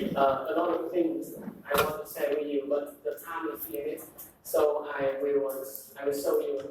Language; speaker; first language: English; non-native, fluent; Vietnamese